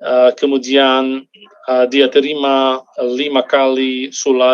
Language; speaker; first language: Indonesian; non-native, fluent; Arabic